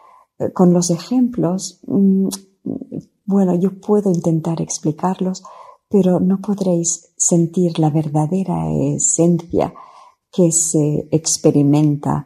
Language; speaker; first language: Spanish; non-native, fluent; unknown